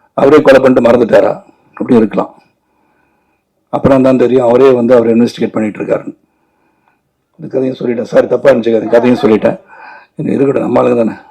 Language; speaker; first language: Tamil; native; Tamil